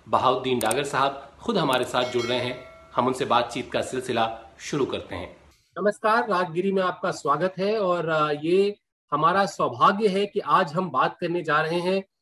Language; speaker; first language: Hindi; native; Hindi